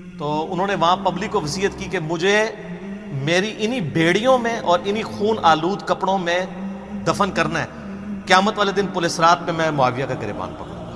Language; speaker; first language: Urdu; non-native, local second language; Punjabi